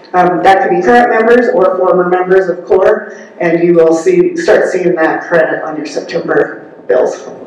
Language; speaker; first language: English; native; English